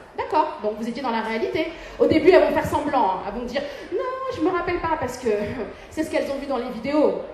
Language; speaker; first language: French; early bilingual, other home language; Arabic